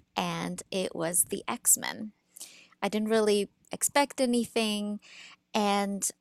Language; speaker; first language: English; early bilingual, other home language; Russian